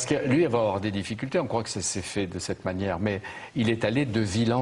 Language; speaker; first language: French; native; French